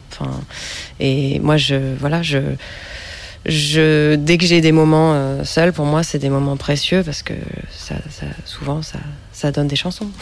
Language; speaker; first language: French; native; French